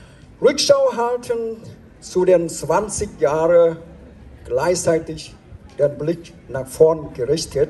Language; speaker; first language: German; non-native, fluent; Vietnamese